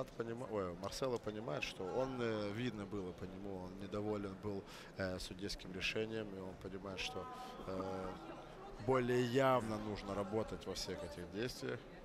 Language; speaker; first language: Russian; native; Russian